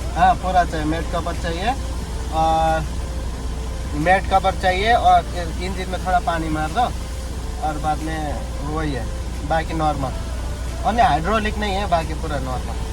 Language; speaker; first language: Hindi; non-native, learner; Nepali